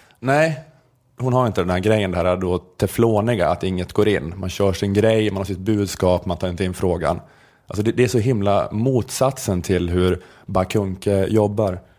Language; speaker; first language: Swedish; native; Swedish